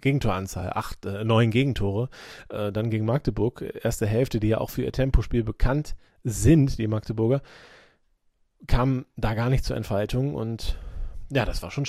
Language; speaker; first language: German; native; German